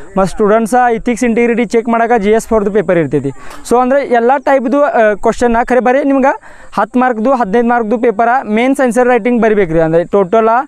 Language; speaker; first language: Kannada; non-native, local second language; Marathi